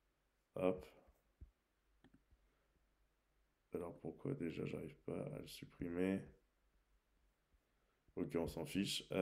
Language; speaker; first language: French; native; French